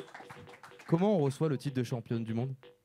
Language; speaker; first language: French; native; French